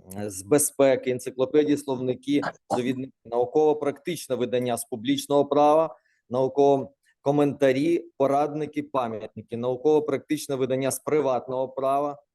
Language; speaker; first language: Ukrainian; native; Ukrainian